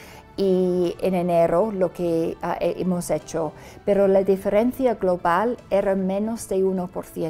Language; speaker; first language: Spanish; non-native, learner; English